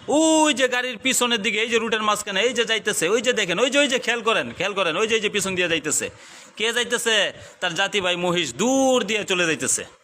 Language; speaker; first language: Bangla; native; Bangla